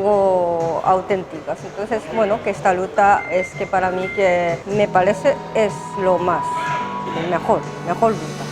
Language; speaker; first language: Spanish; non-native, fluent; Japanese